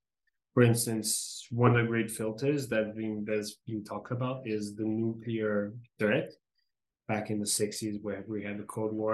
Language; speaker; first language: English; non-native, fluent; Portuguese